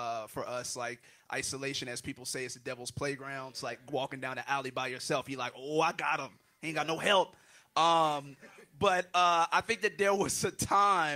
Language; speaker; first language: English; native; English